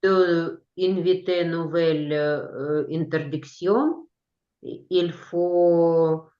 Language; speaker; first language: French; non-native, learner; Ukrainian